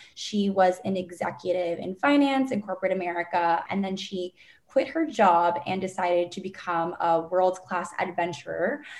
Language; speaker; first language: English; native; English